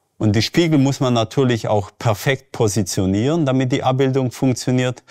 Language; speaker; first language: German; native; German